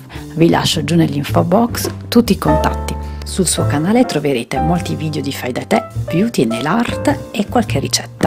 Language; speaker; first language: Italian; native; Italian